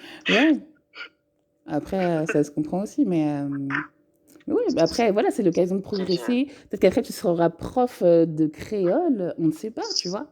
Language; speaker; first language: French; native; French